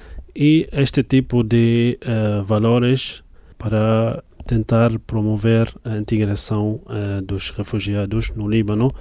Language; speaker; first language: Portuguese; non-native, fluent; Arabic